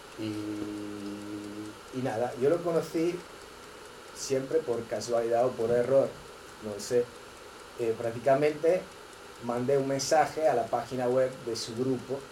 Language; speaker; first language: Spanish; non-native, fluent; Italian